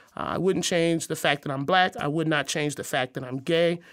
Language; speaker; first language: English; native; English